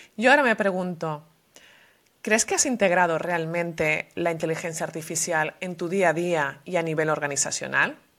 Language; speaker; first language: Spanish; native; Spanish